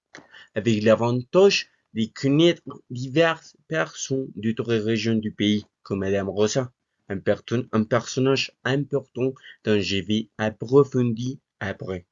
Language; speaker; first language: French; non-native, learner; Spanish